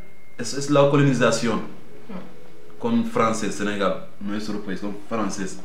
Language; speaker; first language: Spanish; non-native, learner; Wolof